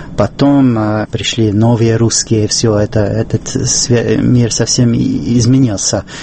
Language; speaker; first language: Russian; non-native, fluent; English